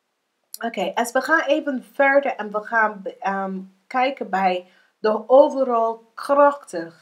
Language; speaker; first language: Dutch; non-native, learner; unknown